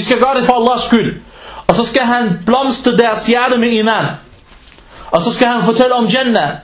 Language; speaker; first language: Danish; non-native, local second language; Arabic